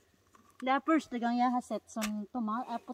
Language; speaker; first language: Norwegian; non-native, learner; Filipino